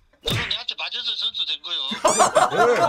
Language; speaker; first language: Korean; non-native, learner; Japanese